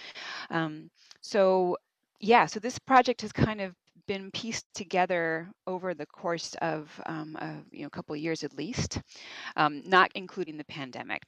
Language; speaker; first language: English; native; English